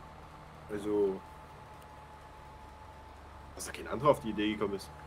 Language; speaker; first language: German; native; German